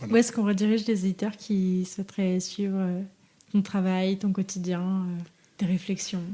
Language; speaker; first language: French; native; French